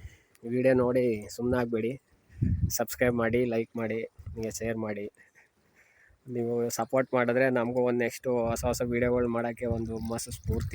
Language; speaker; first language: Kannada; native; Kannada